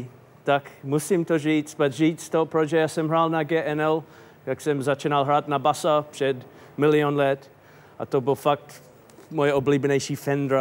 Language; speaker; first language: Czech; non-native, fluent; English